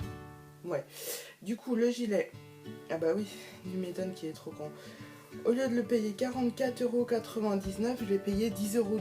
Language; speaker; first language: French; native; French